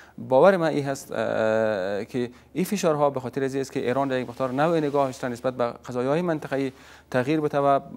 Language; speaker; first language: Persian; native; Persian